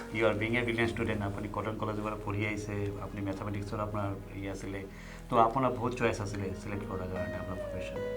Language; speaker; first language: Assamese; non-native, local second language; Bodo